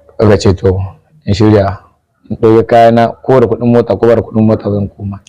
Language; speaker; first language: Hausa; native; Hausa